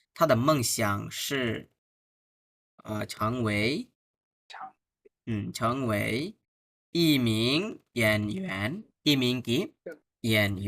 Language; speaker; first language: Chinese; non-native, fluent; Bangla